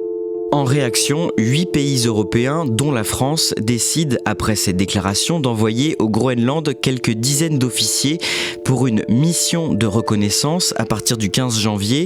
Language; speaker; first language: French; native; French